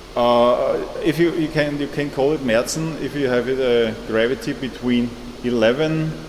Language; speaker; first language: English; non-native, fluent; German